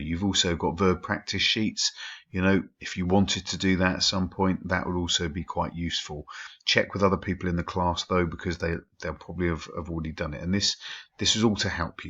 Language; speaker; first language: English; native; English